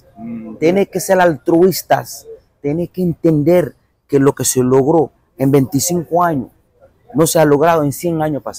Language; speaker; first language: Spanish; non-native, fluent; Bambara